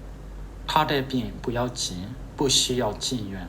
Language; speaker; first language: Chinese; non-native, fluent; Burmese